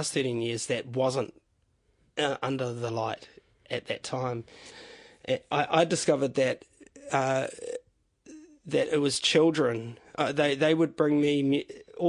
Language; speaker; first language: English; native; English